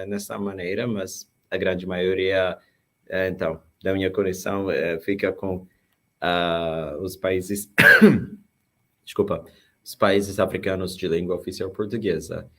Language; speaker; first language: Portuguese; non-native, fluent; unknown